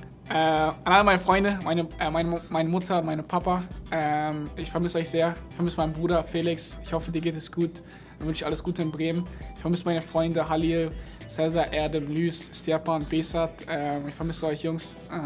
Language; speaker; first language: German; native; German